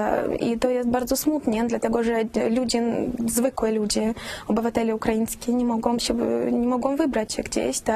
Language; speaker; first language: Polish; non-native, fluent; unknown